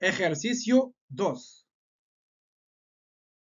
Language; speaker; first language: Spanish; non-native, fluent; French